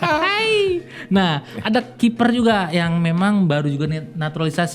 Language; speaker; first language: Indonesian; native; Indonesian